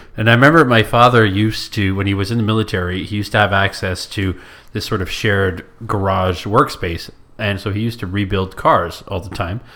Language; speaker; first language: English; non-native, local second language; French